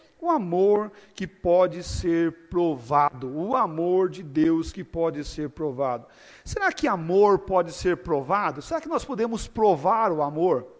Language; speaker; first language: Portuguese; native; Portuguese